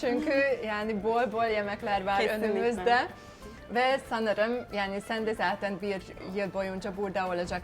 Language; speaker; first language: Turkish; non-native, fluent; Hungarian